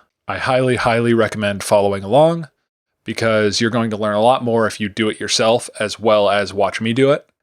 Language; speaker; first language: English; native; English